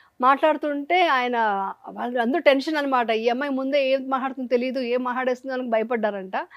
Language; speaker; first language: Telugu; native; Telugu